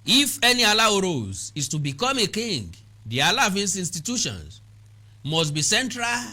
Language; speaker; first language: English; non-native, local second language; Yoruba